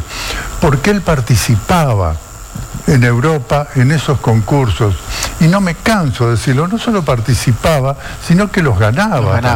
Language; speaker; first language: Spanish; native; Spanish